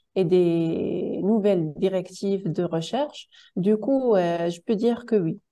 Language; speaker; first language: French; non-native, local second language; Arabic